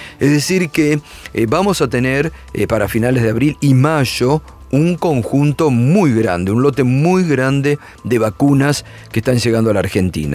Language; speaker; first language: Spanish; native; Spanish